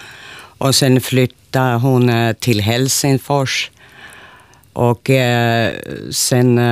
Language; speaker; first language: Swedish; non-native, local second language; Finnish